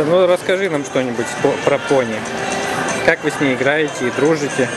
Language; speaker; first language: Russian; native; Russian